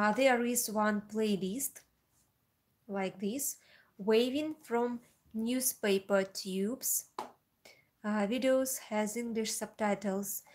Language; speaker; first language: English; non-native, learner; Russian